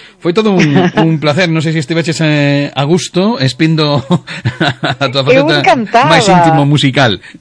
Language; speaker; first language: Galician; non-native, local second language; Spanish